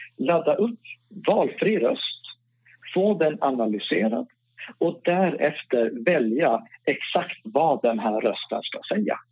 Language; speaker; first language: Swedish; native; Swedish